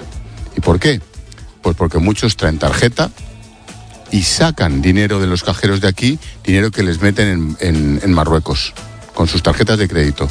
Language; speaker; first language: Spanish; native; Spanish